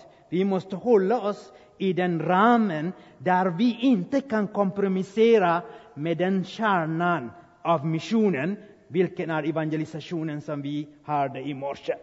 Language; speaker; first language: Swedish; non-native, fluent; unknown